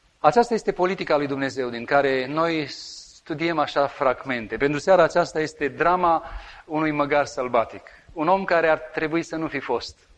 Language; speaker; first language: Romanian; native; Romanian